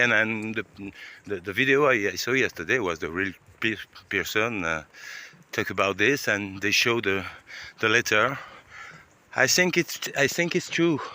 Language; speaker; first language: English; non-native, learner; French